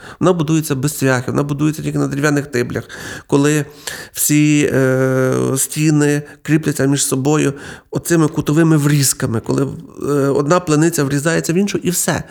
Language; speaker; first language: Ukrainian; native; Ukrainian